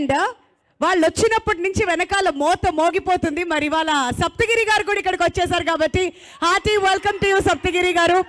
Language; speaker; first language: Telugu; native; Telugu